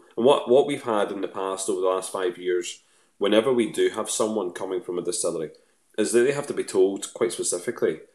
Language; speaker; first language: English; native; English